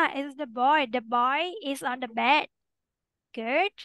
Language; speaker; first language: English; non-native, fluent; Vietnamese